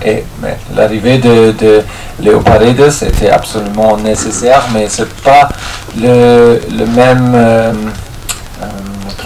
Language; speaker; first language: French; non-native, fluent; German